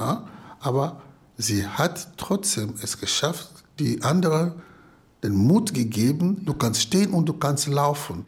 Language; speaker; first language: German; non-native, learner; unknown